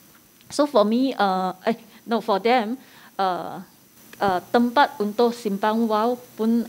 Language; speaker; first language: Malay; non-native, local second language; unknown